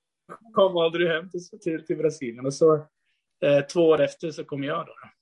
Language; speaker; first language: Swedish; non-native, fluent; Portuguese